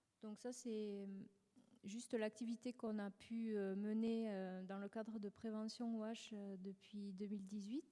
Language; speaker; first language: French; native; French